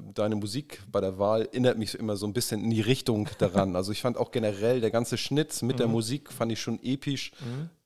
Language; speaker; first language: German; native; German